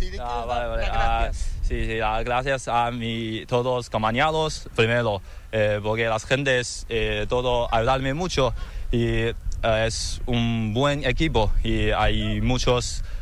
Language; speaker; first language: Spanish; non-native, learner; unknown